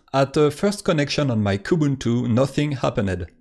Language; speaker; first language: English; non-native, fluent; French